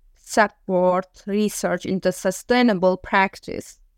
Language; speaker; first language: English; non-native, learner; Azerbaijani